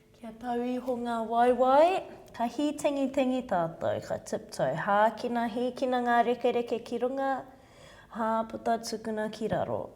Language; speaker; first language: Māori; non-native, local second language; English